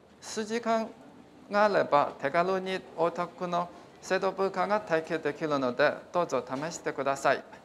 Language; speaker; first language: Japanese; non-native, fluent; Chinese